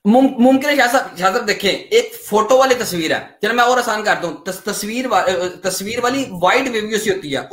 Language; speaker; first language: Urdu; non-native, local second language; Punjabi